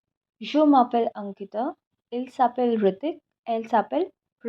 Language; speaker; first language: French; non-native, fluent; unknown